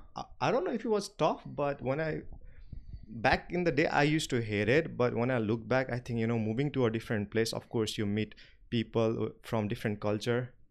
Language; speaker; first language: English; non-native, local second language; Nepali